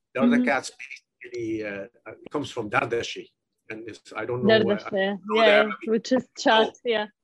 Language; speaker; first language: English; non-native, fluent; Persian